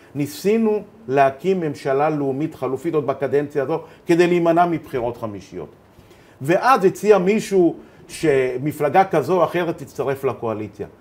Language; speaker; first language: Hebrew; native; Hebrew